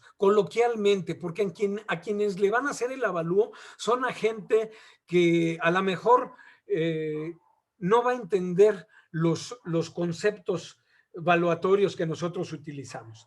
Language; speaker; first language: Spanish; native; Spanish